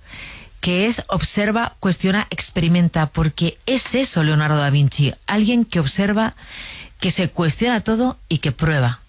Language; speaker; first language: Spanish; native; Spanish